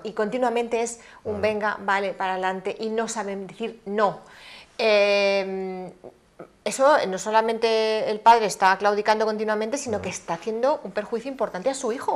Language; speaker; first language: Spanish; native; Spanish